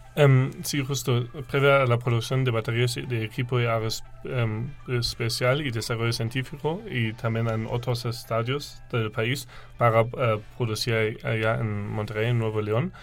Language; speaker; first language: Spanish; non-native, fluent; German